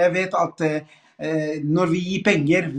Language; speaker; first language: Norwegian; non-native, fluent; Arabic